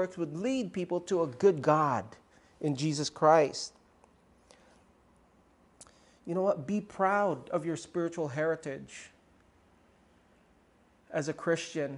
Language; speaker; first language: English; non-native, local second language; Filipino